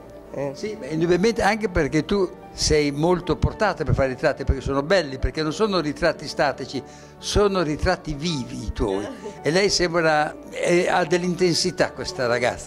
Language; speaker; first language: Italian; native; Italian